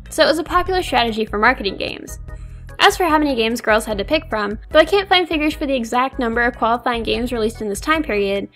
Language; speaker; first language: English; native; English